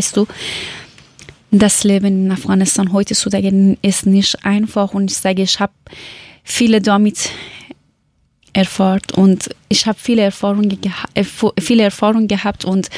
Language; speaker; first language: German; non-native, learner; Persian